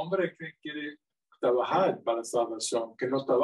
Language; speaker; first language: Spanish; early bilingual, heritage; English